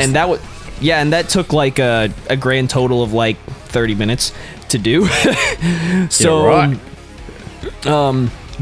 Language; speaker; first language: English; native; English